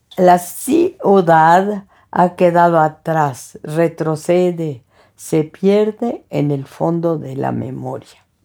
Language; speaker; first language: Spanish; early bilingual, other home language; French